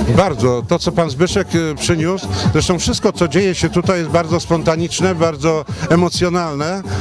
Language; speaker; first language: Polish; native; Polish